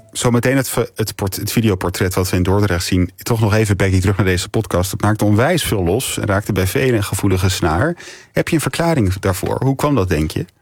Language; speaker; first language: Dutch; native; Dutch